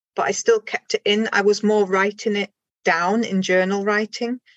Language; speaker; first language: English; non-native, fluent; German